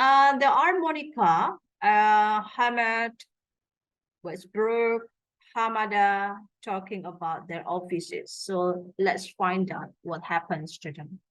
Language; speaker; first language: English; non-native, fluent; Indonesian